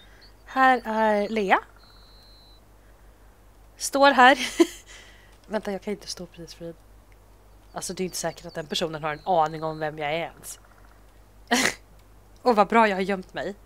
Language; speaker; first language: Swedish; native; Swedish